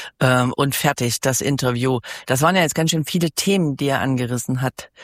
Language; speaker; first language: German; native; German